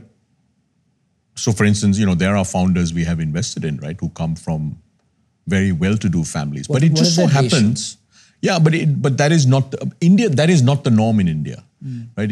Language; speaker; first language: English; non-native, local second language; Tamil